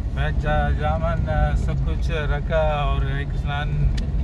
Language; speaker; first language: Hindi; non-native, local second language; Malayalam